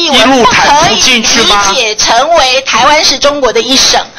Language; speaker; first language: Chinese; native; Chinese